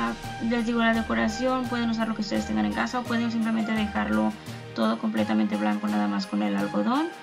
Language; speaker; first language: Spanish; native; Spanish